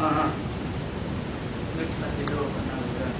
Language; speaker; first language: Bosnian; non-native, learner; Arabic